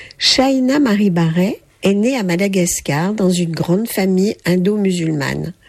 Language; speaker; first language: French; native; French